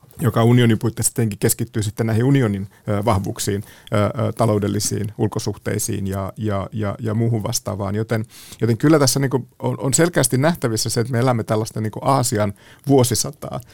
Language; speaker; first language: Finnish; native; Finnish